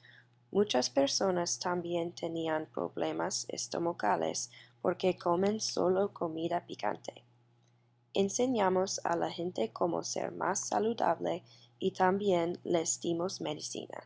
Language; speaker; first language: Spanish; non-native, learner; English